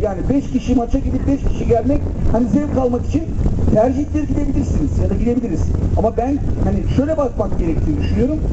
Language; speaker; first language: Turkish; native; Turkish